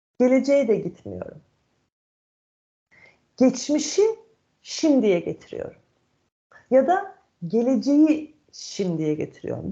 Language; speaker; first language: Turkish; native; Turkish